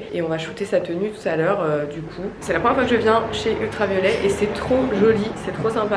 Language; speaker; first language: French; native; French